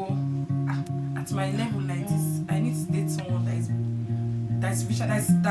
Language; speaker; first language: English; non-native, local second language; Igbo